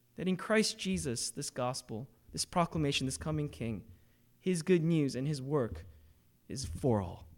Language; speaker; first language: English; early bilingual, other home language; Korean